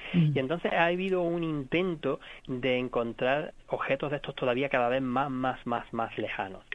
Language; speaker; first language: Spanish; native; Spanish